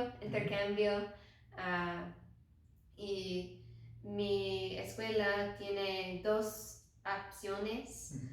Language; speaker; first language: Spanish; non-native, learner; English